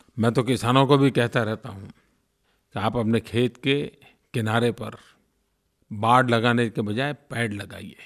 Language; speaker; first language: Hindi; non-native, local second language; Gujarati